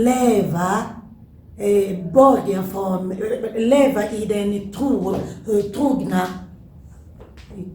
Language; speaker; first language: Swedish; non-native, learner; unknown